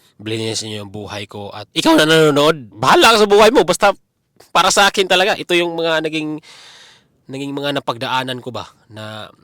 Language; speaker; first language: Filipino; non-native, local second language; Cebuano